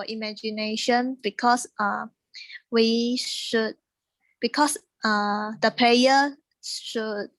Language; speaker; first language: English; non-native, learner; Chinese